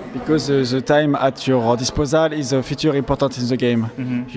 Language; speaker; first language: English; non-native, fluent; French